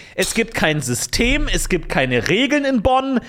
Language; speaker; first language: German; native; German